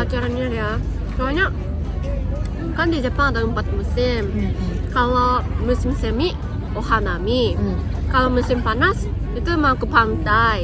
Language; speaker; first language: Indonesian; non-native, fluent; Japanese